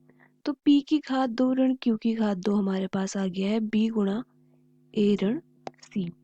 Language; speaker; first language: Hindi; native; Hindi